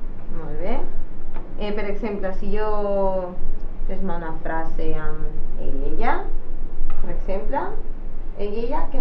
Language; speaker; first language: Catalan; native; Catalan